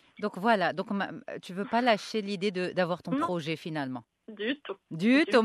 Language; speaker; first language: French; non-native, local second language; Arabic